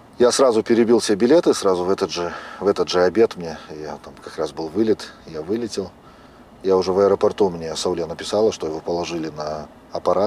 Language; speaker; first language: Russian; native; Russian